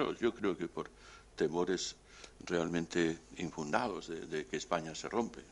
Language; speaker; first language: Spanish; native; Spanish